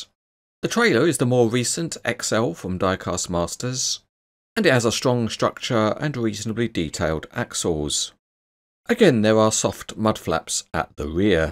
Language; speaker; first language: English; native; English